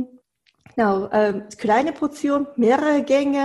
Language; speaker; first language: German; non-native, fluent; Japanese